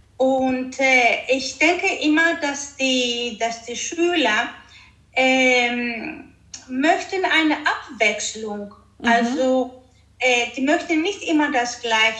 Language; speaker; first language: German; early bilingual, heritage; Greek